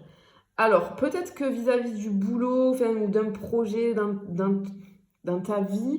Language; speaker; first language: French; native; French